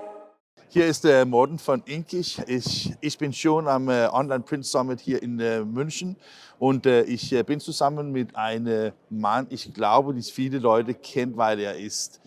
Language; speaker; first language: German; non-native, learner; Danish